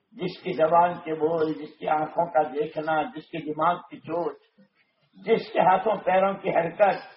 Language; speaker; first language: Urdu; non-native, local second language; Gujarati